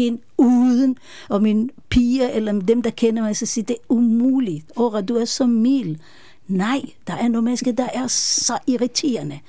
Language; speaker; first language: Danish; non-native, fluent; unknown